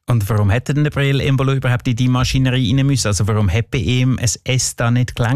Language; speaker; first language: German; native; German